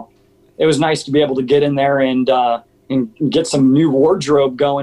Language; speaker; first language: English; native; English